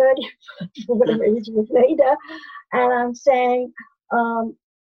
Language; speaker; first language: English; native; English